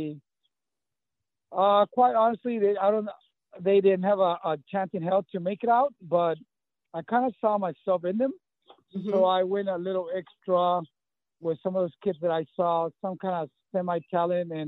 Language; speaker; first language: English; early bilingual, other home language; Spanish